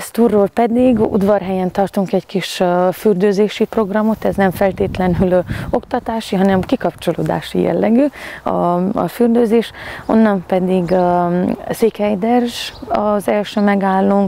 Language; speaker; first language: Hungarian; native; Hungarian